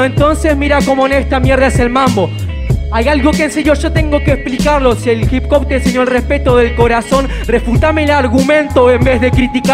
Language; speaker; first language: Spanish; native; Spanish